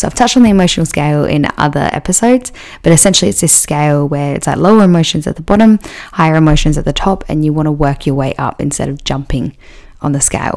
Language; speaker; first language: English; native; English